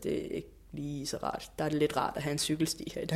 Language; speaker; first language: Danish; native; Danish